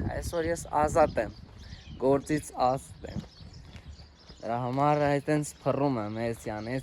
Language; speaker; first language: Armenian; non-native, learner; Hindi